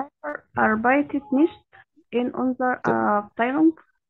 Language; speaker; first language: German; non-native, learner; Arabic